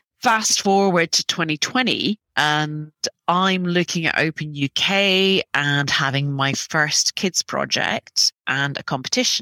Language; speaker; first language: English; native; English